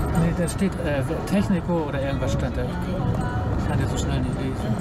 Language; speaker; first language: German; native; German